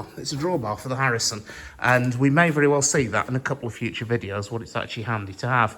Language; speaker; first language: English; native; English